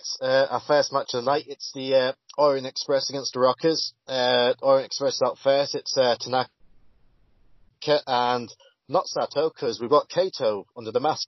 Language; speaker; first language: English; native; English